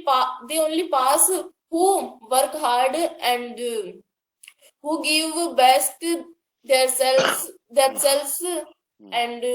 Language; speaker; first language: English; non-native, learner; Hindi